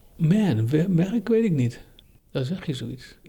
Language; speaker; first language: Dutch; early bilingual, other home language; German